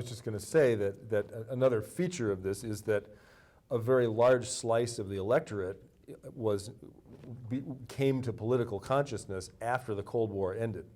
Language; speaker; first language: English; native; English